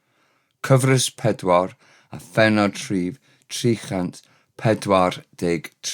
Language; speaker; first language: Welsh; non-native, learner; English